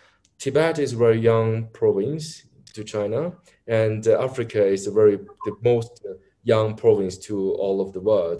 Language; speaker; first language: English; non-native, learner; Chinese